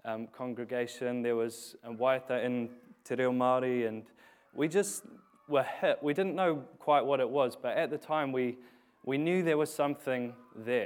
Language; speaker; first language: English; native; English